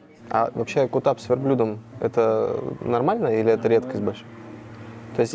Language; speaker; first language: Russian; native; Russian